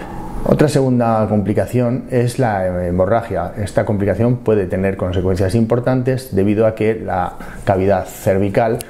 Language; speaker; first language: Spanish; native; Spanish